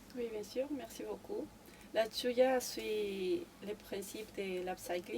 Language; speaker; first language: French; non-native, fluent; Spanish